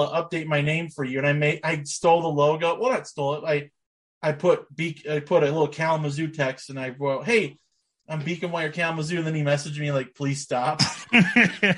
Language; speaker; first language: English; native; English